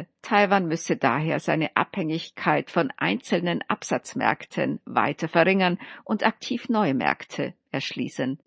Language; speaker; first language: German; native; German